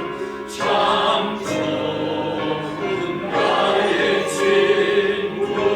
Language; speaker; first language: Korean; native; Korean